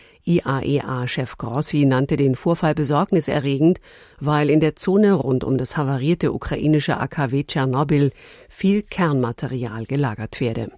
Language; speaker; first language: German; native; German